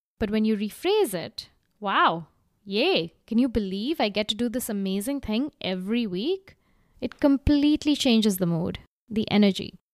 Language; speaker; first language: English; non-native, local second language; Gujarati